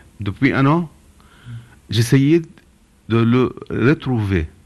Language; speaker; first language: French; non-native, learner; Arabic